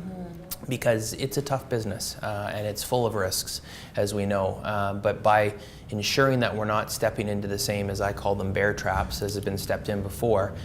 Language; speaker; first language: English; native; English